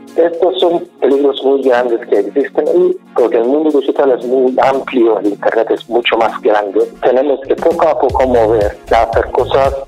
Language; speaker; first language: Spanish; non-native, fluent; Persian